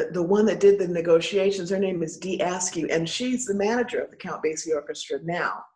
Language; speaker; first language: English; native; English